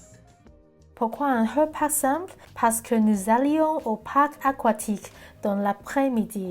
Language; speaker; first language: French; non-native, learner; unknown